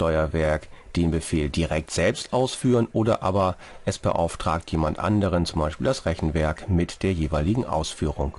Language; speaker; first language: German; native; German